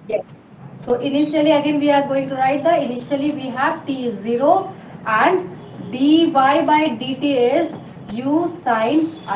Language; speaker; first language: English; non-native, local second language; Hindi